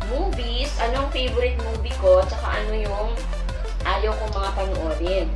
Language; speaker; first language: Filipino; non-native, local second language; Iloko